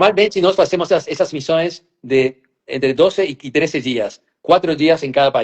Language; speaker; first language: Portuguese; non-native, fluent; Spanish